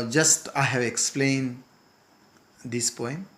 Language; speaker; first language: English; non-native, local second language; Marathi